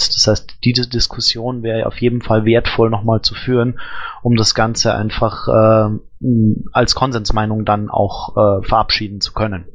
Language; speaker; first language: German; native; German